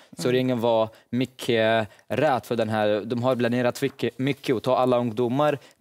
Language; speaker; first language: Swedish; non-native, learner; Arabic